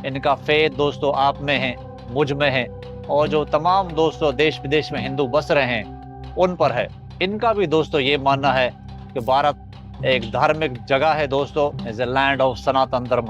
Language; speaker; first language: Hindi; native; Hindi